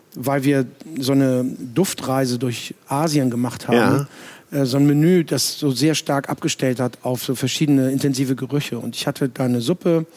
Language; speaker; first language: German; native; German